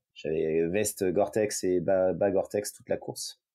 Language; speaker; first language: French; native; French